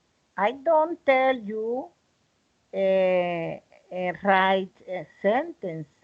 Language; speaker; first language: English; non-native, learner; Spanish